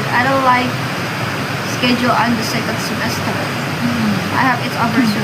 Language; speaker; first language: English; non-native, learner; Indonesian